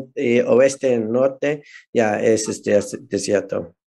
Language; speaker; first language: Spanish; non-native, fluent; English